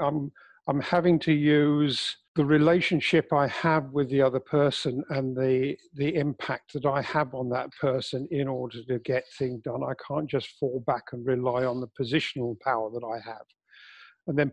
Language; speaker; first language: English; native; English